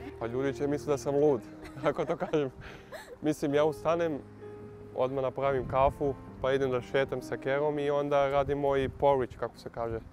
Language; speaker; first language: Serbian; early bilingual, heritage; Serbian